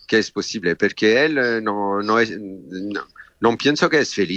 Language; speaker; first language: Spanish; non-native, learner; French